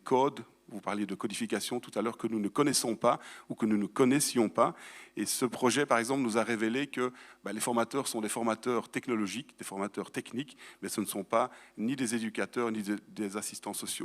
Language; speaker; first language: French; native; French